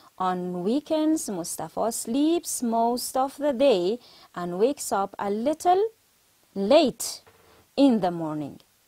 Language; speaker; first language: English; non-native, fluent; Persian